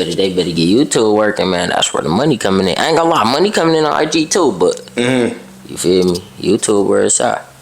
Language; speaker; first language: English; native; English